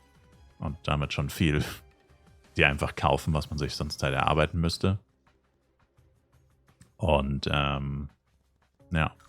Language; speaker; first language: German; native; German